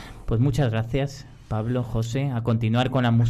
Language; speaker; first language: Spanish; native; Spanish